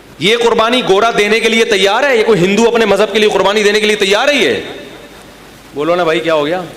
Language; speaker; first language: Urdu; native; Urdu